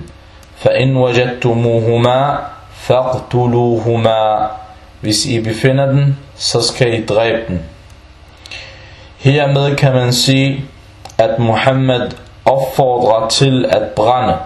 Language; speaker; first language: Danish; early bilingual, other home language; Arabic